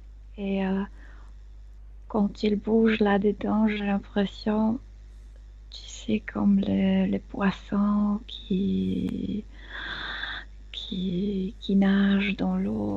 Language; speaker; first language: French; non-native, fluent; Spanish